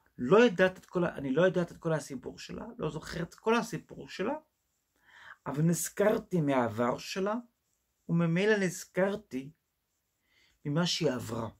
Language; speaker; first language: Hebrew; non-native, fluent; English